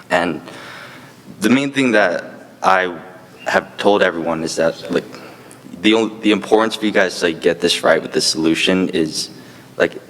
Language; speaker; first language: English; native; English